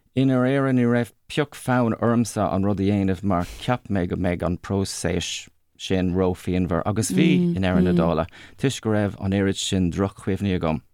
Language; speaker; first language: Irish; non-native, local second language; English